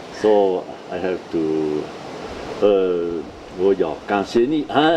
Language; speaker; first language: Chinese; non-native, learner; French